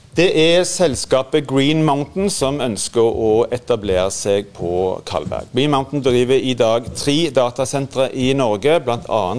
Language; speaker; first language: Norwegian; native; Norwegian